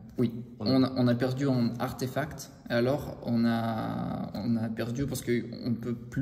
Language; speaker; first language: French; non-native, learner; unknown